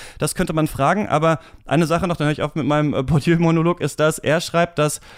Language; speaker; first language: German; native; German